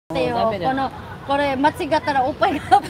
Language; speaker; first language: Japanese; non-native, learner; Filipino